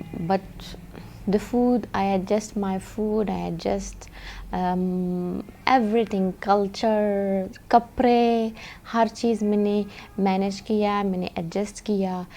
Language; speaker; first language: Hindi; non-native, learner; Arabic